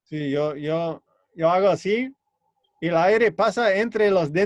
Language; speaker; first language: Spanish; non-native, fluent; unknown